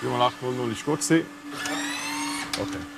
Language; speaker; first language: German; native; German